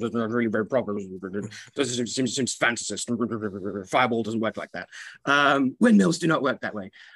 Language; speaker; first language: English; native; English